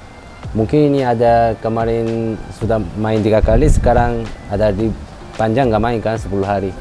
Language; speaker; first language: Indonesian; non-native, fluent; Korean